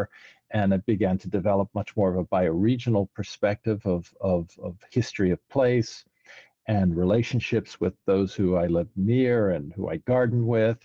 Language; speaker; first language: English; native; English